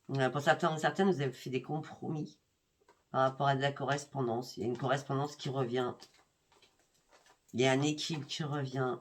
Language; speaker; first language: French; native; French